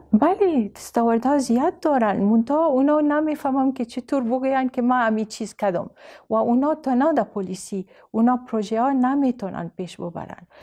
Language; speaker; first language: Persian; non-native, learner; Arabic